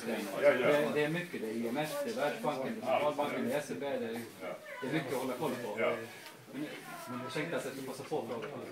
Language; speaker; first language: Swedish; native; Swedish